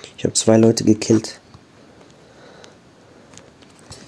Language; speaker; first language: German; native; German